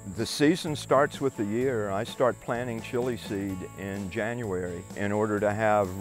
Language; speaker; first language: English; native; English